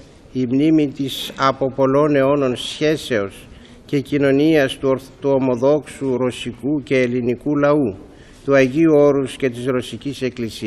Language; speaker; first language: Greek; native; Greek